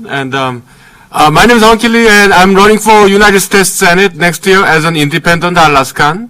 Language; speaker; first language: English; early bilingual, other home language; Korean